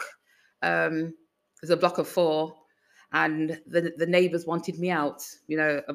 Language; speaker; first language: English; native; English